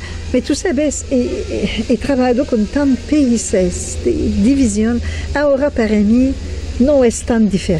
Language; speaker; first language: Spanish; non-native, fluent; French